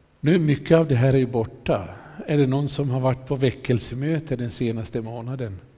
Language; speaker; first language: Swedish; native; Swedish